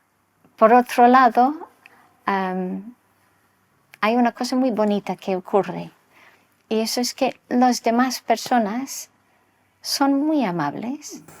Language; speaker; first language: Spanish; non-native, local second language; English